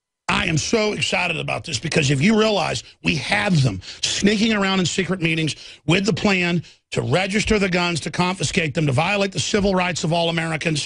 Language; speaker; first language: English; native; English